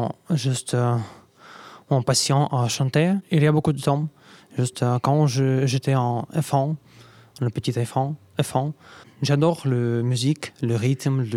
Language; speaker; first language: French; non-native, learner; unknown